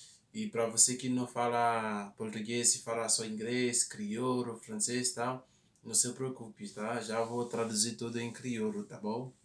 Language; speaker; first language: Portuguese; non-native, fluent; Haitian Creole